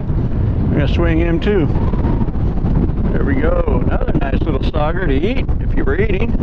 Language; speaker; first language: English; native; English